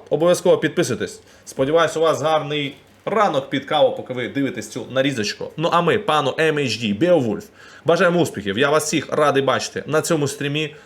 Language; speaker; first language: Ukrainian; non-native, local second language; Russian